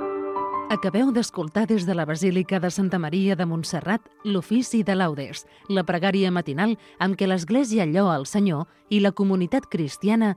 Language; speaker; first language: Catalan; native; Catalan